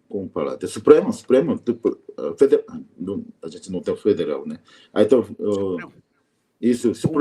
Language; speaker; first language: Portuguese; non-native, learner; Korean